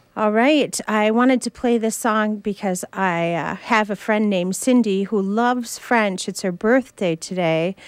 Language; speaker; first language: English; native; English